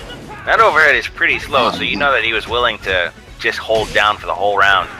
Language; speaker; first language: English; native; English